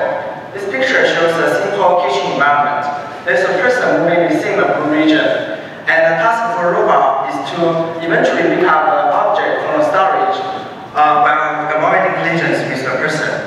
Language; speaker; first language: English; non-native, fluent; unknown